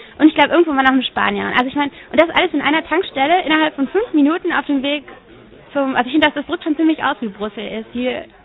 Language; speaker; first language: German; native; German